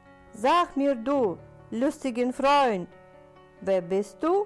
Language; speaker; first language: German; non-native, learner; Russian